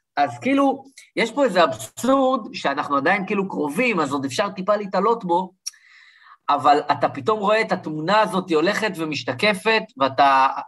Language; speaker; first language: Hebrew; early bilingual, other home language; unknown